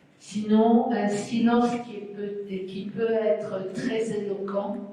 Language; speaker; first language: French; non-native, fluent; Spanish